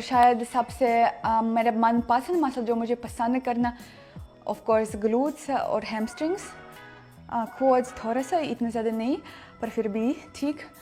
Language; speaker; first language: Hindi; non-native, fluent; Russian